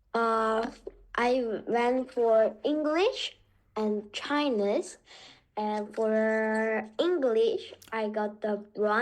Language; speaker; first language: English; non-native, learner; Korean